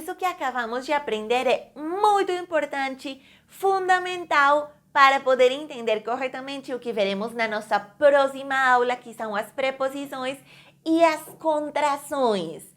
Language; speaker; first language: Portuguese; non-native, fluent; Spanish